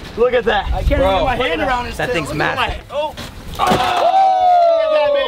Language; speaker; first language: English; native; English